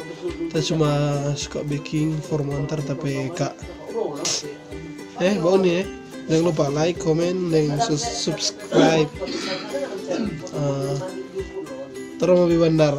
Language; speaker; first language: Indonesian; non-native, local second language; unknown